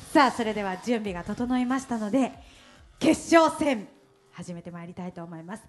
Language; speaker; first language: Japanese; native; Japanese